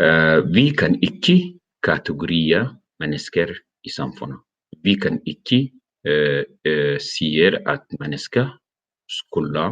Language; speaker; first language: Norwegian; non-native, learner; Arabic